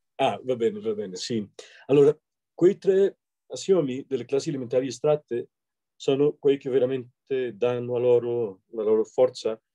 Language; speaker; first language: Italian; non-native, fluent; Spanish